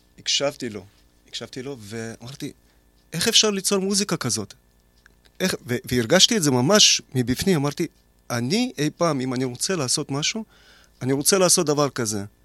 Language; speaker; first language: Hebrew; early bilingual, other home language; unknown